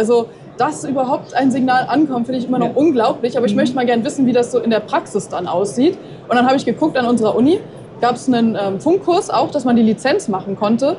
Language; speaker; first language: German; native; German